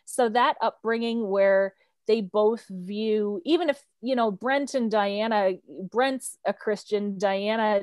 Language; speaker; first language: English; native; English